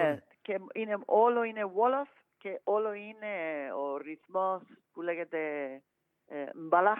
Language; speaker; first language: Greek; non-native, fluent; English